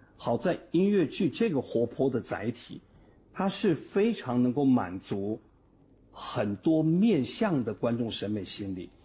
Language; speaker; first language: Chinese; native; Chinese